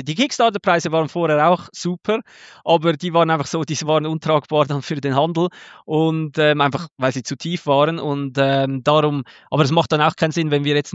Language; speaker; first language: German; native; German